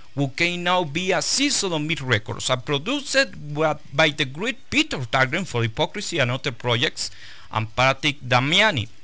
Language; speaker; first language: English; non-native, learner; Spanish